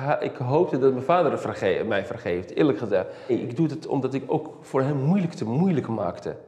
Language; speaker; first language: Dutch; early bilingual, other home language; Riffian